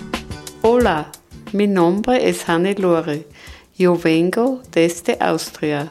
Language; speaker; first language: Spanish; non-native, learner; German